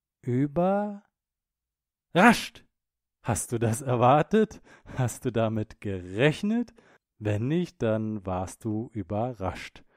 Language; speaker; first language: German; native; German